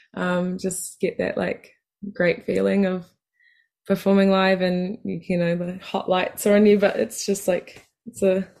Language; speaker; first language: English; native; English